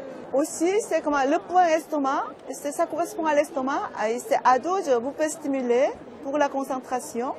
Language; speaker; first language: French; non-native, fluent; Korean